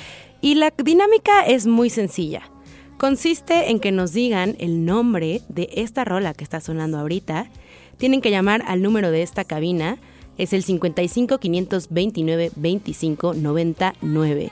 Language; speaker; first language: Spanish; native; Spanish